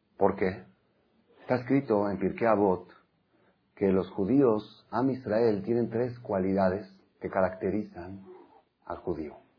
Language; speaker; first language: Spanish; non-native, fluent; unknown